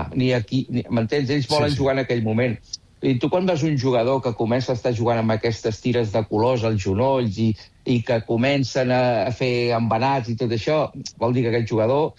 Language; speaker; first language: Catalan; native; Catalan